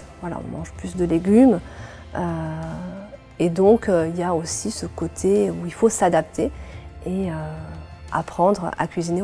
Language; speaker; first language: French; native; French